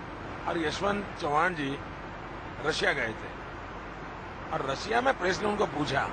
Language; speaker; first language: Hindi; non-native, local second language; Gujarati